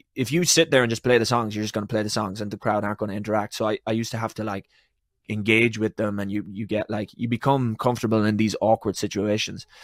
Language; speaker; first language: English; native; English